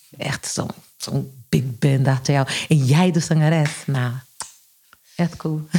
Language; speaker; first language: Dutch; non-native, fluent; Portuguese